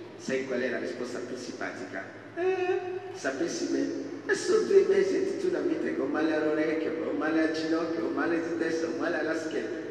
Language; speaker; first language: Italian; non-native, fluent; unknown